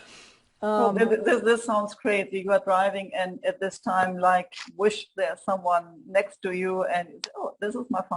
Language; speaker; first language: English; non-native, fluent; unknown